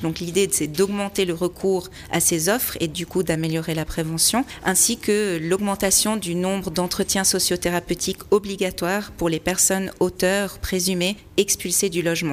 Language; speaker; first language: French; native; French